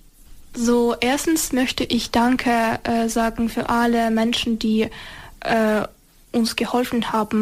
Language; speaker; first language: German; non-native, learner; Ukrainian